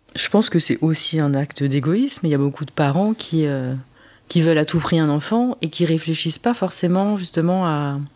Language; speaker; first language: French; native; French